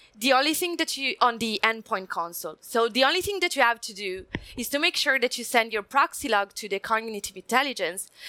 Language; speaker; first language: English; non-native, fluent; Italian